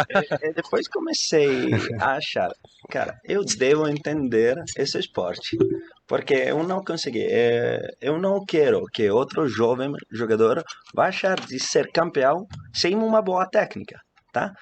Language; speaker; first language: Portuguese; non-native, fluent; Italian